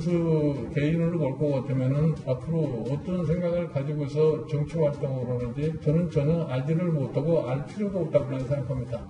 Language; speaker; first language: Korean; native; Korean